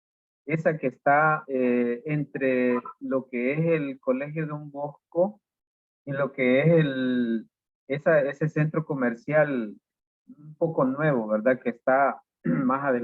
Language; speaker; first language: Spanish; native; Spanish